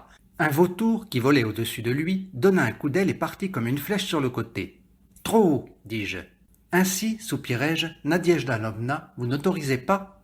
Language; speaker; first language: French; native; French